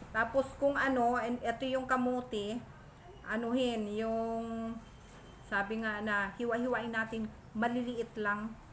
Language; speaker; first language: Filipino; non-native, local second language; Masbatenyo